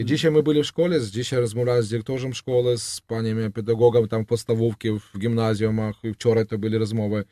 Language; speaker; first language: Polish; non-native, learner; Russian